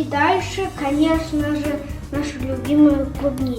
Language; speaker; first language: Russian; early bilingual, heritage; Russian